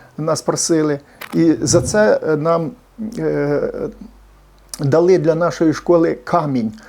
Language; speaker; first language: Ukrainian; native; Ukrainian